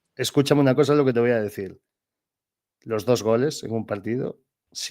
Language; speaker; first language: Spanish; non-native, local second language; Galician